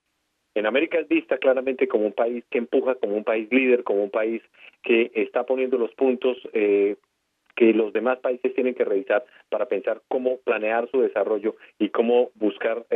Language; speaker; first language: Spanish; native; Spanish